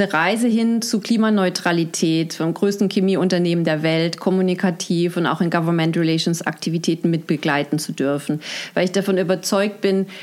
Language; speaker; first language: German; native; German